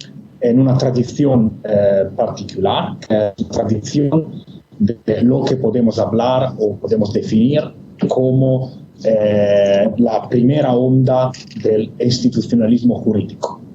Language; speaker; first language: Spanish; non-native, fluent; Italian